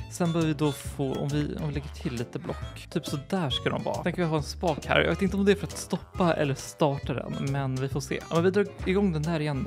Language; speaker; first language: Swedish; native; Swedish